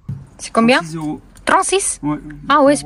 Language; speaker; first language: French; non-native, learner; Indonesian